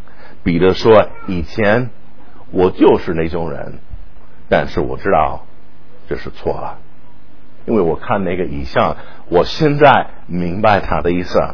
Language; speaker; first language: Chinese; non-native, fluent; English